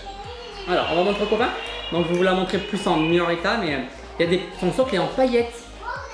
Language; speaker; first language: French; native; French